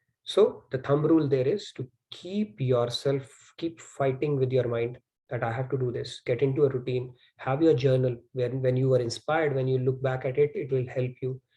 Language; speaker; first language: English; non-native, local second language; Hindi